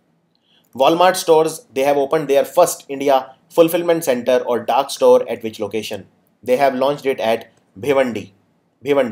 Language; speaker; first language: English; non-native, local second language; Hindi